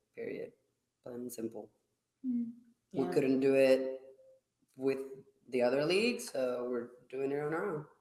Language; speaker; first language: English; non-native, fluent; Spanish